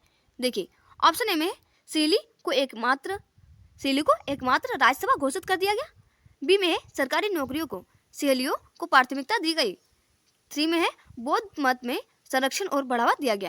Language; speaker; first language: Hindi; native; Hindi